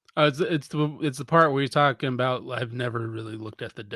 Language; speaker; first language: English; native; English